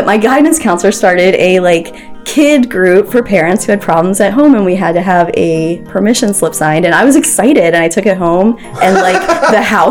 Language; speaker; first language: English; native; English